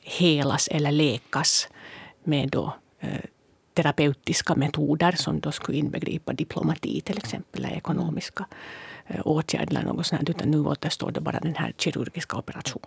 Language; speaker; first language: Swedish; native; Swedish